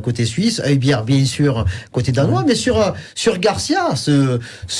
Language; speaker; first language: French; native; French